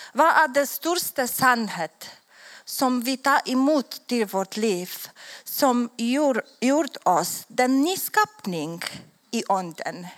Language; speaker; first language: Swedish; non-native, learner; Polish